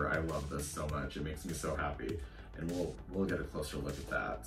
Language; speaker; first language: English; native; English